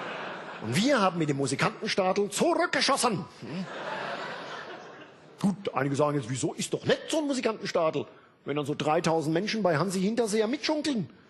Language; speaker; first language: German; native; German